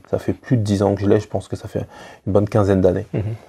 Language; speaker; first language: French; native; French